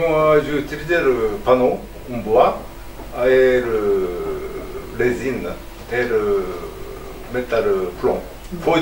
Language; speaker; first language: French; non-native, learner; Japanese